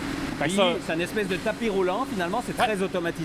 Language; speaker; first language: French; native; French